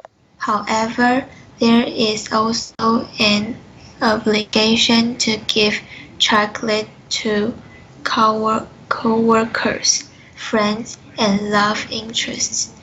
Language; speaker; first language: English; non-native, learner; Chinese